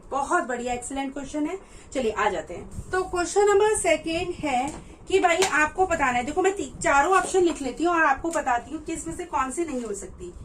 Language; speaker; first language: Hindi; native; Hindi